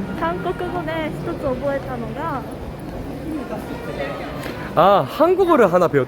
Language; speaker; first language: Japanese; non-native, learner; Korean